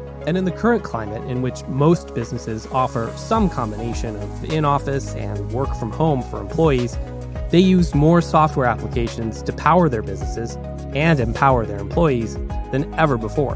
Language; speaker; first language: English; native; English